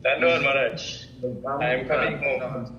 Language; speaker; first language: English; non-native, learner; Spanish